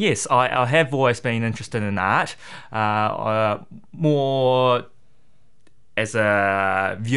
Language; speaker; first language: English; native; English